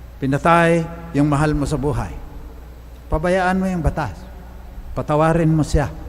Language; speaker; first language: Filipino; non-native, local second language; Cebuano